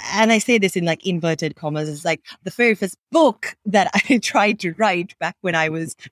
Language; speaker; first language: English; non-native, local second language; Sinhala